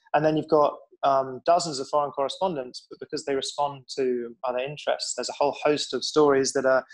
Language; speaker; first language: English; native; English